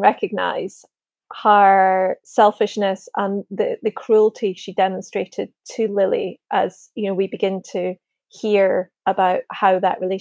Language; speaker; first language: English; native; English